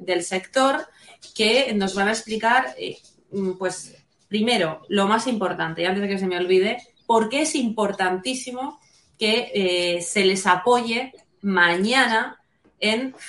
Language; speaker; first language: Spanish; native; Spanish